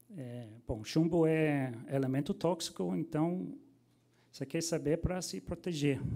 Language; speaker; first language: Portuguese; non-native, fluent; English